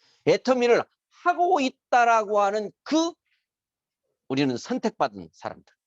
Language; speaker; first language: Korean; native; Korean